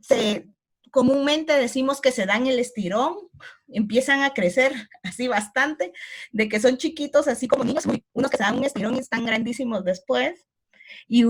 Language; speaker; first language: Spanish; native; Spanish